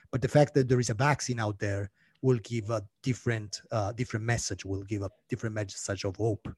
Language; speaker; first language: English; non-native, fluent; Italian